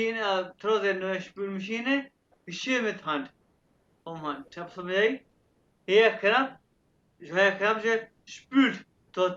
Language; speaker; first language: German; non-native, fluent; Urdu